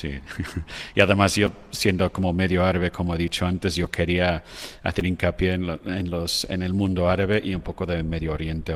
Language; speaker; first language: Spanish; non-native, fluent; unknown